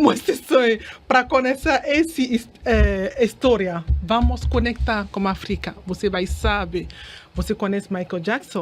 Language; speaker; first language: Portuguese; non-native, learner; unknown